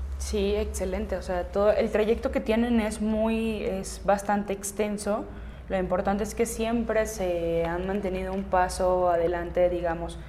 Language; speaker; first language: Spanish; native; Spanish